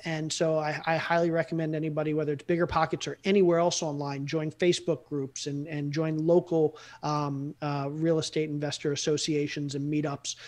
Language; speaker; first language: English; native; English